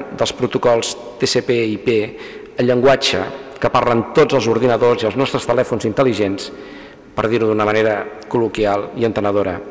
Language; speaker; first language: Catalan; native; Catalan